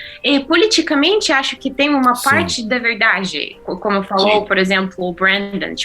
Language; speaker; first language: Portuguese; non-native, fluent; Russian